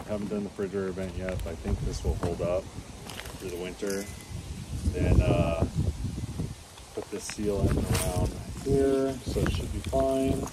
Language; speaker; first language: English; native; English